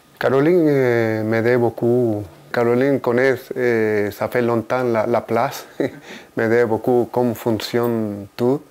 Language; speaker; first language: French; non-native, learner; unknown